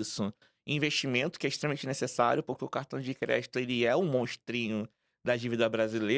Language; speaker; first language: Portuguese; native; Portuguese